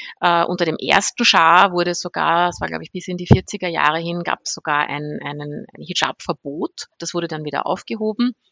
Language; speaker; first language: German; early bilingual, other home language; Persian